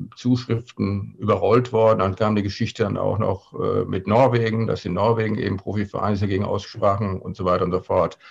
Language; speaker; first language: German; native; German